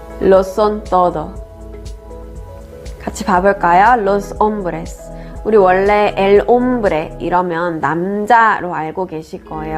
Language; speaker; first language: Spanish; non-native, fluent; Korean